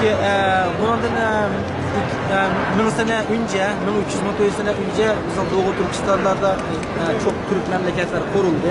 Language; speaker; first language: Turkish; non-native, learner; Uyghur